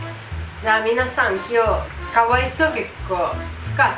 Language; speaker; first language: Japanese; non-native, learner; Italian